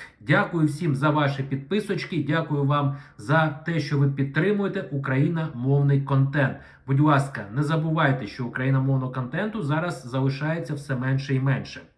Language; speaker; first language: Ukrainian; non-native, local second language; Russian